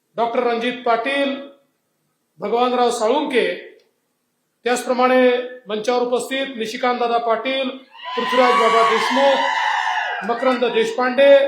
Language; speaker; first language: Marathi; native; Marathi